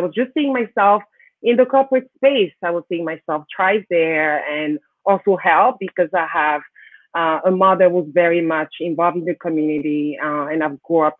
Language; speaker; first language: English; non-native, local second language; French